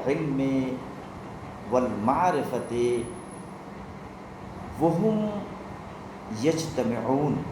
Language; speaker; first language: Arabic; non-native, fluent; Urdu